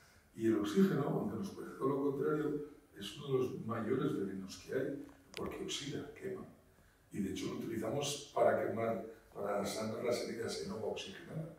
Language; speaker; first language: Spanish; native; Spanish